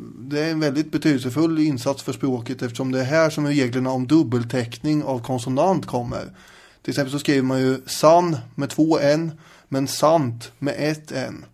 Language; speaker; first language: Swedish; native; Swedish